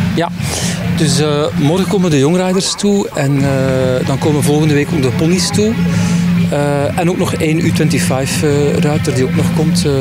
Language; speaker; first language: Dutch; native; Dutch